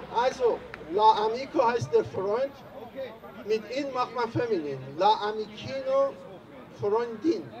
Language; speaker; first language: German; non-native, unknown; Persian